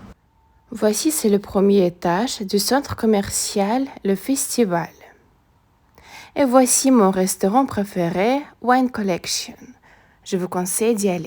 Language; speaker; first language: French; non-native, fluent; Russian